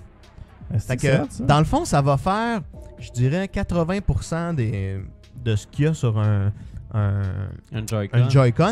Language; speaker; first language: French; native; French